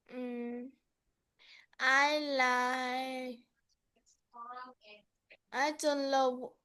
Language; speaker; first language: English; non-native, learner; Vietnamese